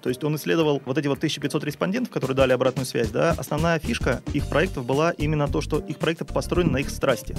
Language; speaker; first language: Russian; native; Russian